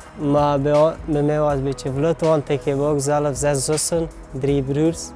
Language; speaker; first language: Dutch; non-native, fluent; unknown